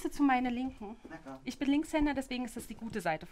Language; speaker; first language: German; native; German